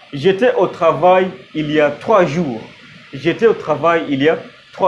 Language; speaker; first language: French; non-native, fluent; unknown